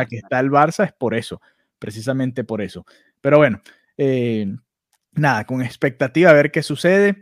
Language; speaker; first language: Spanish; native; Spanish